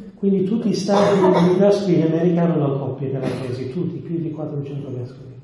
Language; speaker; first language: Italian; non-native, fluent; English